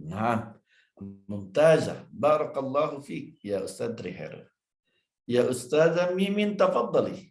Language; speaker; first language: Arabic; non-native, fluent; Indonesian